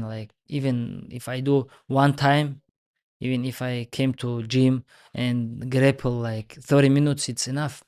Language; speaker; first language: English; non-native, learner; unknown